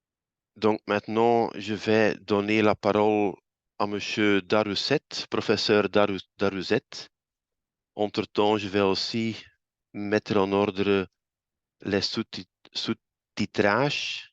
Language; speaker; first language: French; non-native, local second language; Dutch